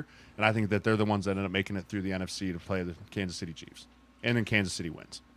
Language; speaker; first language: English; native; English